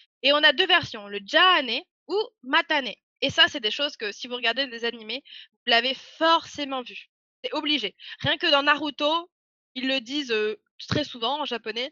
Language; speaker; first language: French; native; French